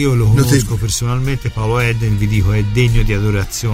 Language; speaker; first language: Italian; native; Italian